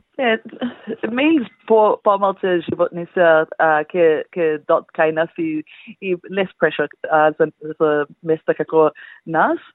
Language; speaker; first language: Macedonian; early bilingual, heritage; Macedonian